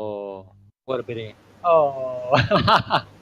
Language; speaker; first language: English; non-native, fluent; Spanish